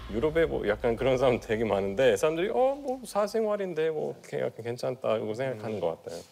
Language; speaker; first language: Korean; non-native, fluent; English